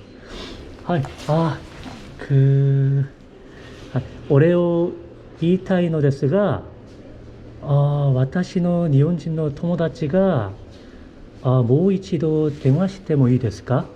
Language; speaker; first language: Japanese; non-native, learner; Korean